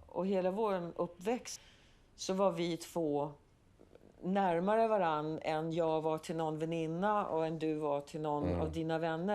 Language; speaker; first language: Swedish; native; Swedish